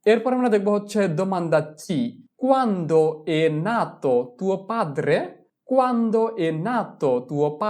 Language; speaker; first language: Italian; non-native, fluent; Bangla